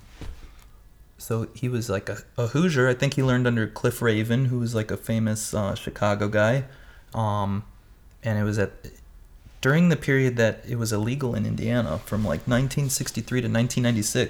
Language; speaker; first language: English; native; English